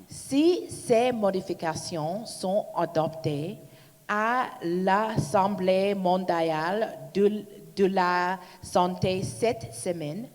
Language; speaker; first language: French; non-native, learner; English